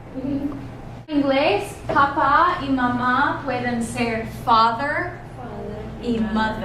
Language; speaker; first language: Spanish; non-native, fluent; English